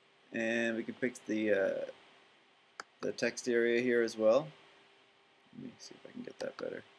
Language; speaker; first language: English; native; English